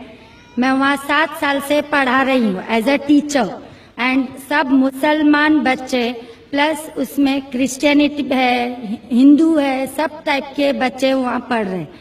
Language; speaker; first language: Hindi; non-native, local second language; Marathi